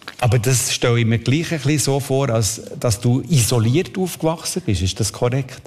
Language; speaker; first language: German; native; German